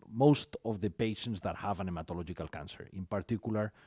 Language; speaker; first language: English; non-native, fluent; Spanish